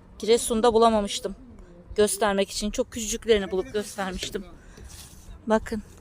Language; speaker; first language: Turkish; native; Turkish